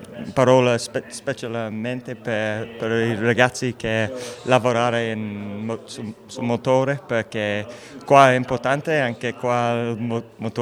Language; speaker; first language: Italian; non-native, learner; English